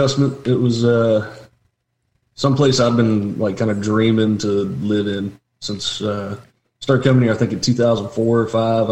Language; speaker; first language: English; native; English